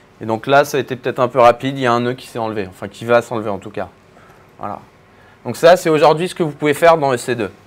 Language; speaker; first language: French; native; French